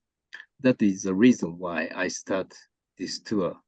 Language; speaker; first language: English; non-native, learner; Japanese